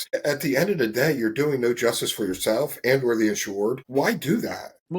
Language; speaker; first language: English; native; English